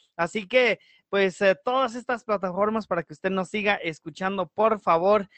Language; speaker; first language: Spanish; early bilingual, heritage; Spanish